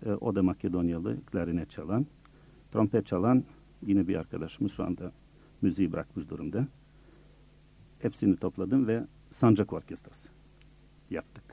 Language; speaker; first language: Turkish; early bilingual, other home language; Bosnian